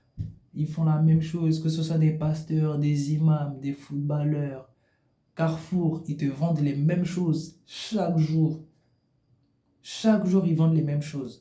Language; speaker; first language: French; native; French